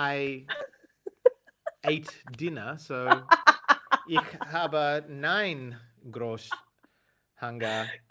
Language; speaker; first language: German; non-native, learner; English